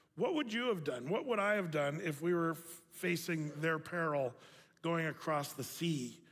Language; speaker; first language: English; native; English